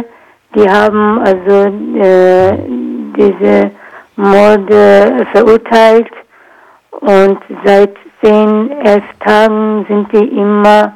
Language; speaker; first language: German; non-native, learner; Kurdish